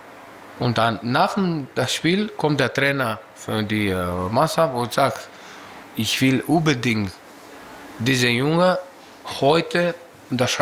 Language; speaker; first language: German; non-native, learner; Greek